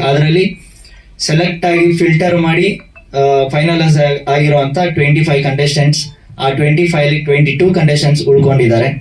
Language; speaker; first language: Kannada; native; Kannada